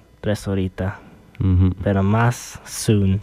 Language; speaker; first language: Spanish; early bilingual, heritage; English